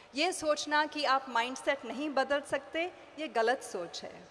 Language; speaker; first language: Hindi; native; Hindi